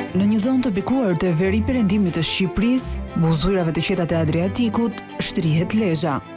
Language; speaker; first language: Albanian; native; Albanian